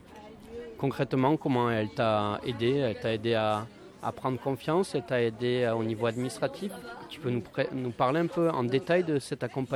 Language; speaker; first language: French; native; French